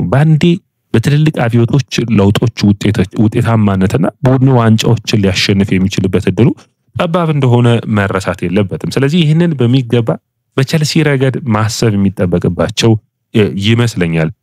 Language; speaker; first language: Amharic; native; Amharic